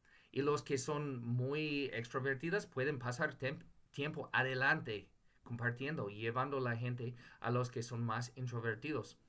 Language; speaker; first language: Spanish; non-native, fluent; English